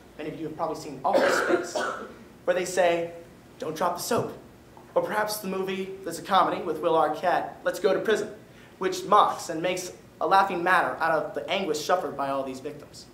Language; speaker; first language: English; native; English